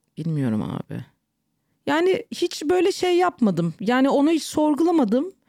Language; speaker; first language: Turkish; early bilingual, heritage; Turkish